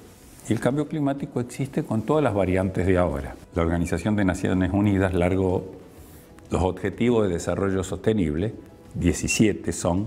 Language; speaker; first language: Spanish; native; Spanish